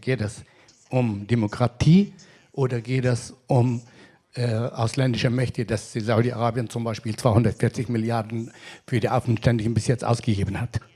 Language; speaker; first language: German; non-native, fluent; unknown